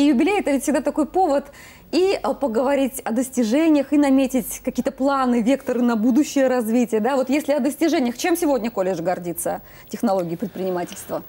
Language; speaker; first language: Russian; native; Russian